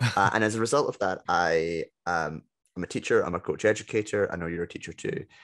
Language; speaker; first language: English; native; English